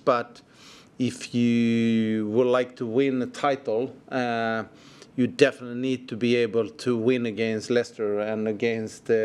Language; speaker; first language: English; non-native, fluent; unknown